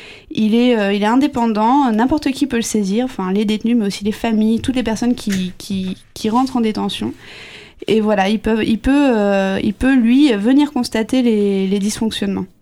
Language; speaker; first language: French; native; French